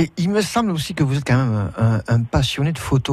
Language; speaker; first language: French; native; French